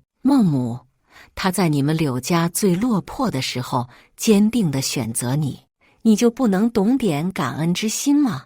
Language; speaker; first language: Chinese; native; Chinese